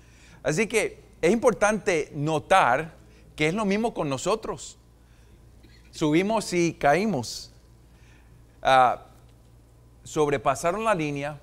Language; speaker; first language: Spanish; non-native, fluent; English